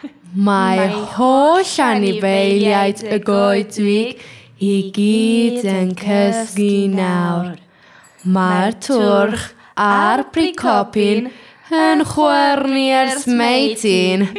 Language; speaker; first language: Welsh; non-native, learner; Spanish